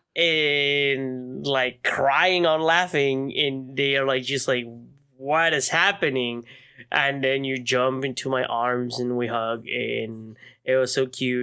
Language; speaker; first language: English; non-native, fluent; Spanish